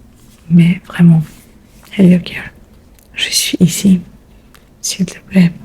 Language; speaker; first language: French; non-native, learner; Spanish